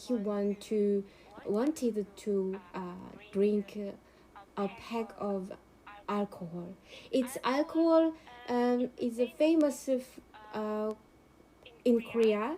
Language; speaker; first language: English; non-native, learner; Korean